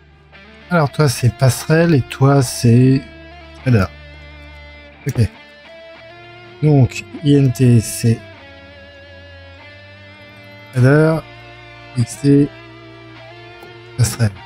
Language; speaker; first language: French; native; French